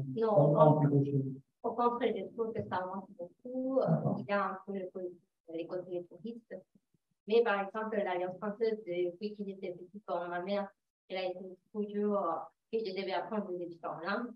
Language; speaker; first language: French; non-native, fluent; Spanish